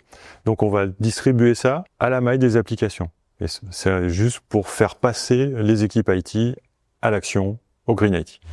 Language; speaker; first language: French; native; French